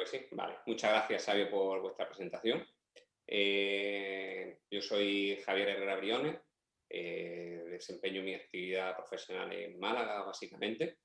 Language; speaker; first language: Spanish; native; Spanish